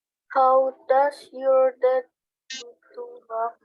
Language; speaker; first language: English; non-native, learner; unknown